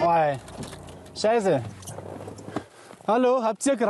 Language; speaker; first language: German; native; German